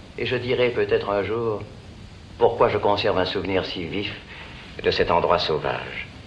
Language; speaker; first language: French; native; French